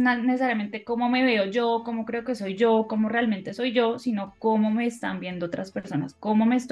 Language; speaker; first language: Spanish; native; Spanish